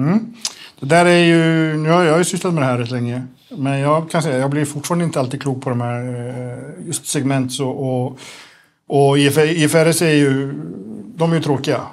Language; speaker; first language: Swedish; native; Swedish